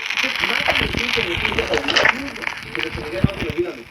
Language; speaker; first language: Hebrew; native; Hebrew